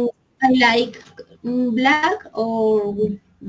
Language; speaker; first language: English; non-native, learner; Spanish